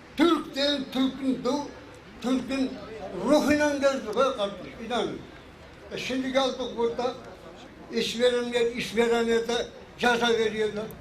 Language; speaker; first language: Turkish; early bilingual, heritage; Turkish